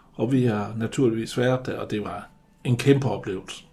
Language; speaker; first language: Danish; native; Danish